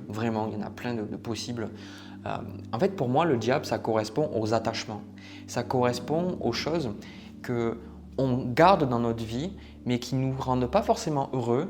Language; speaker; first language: French; native; French